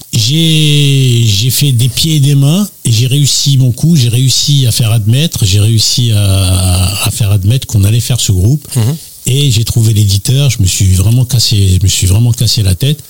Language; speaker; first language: French; native; French